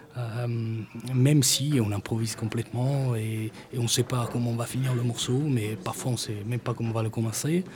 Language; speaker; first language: French; non-native, fluent; Italian